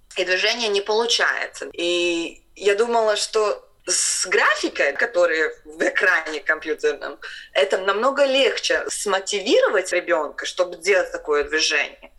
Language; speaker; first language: Russian; non-native, local second language; Latvian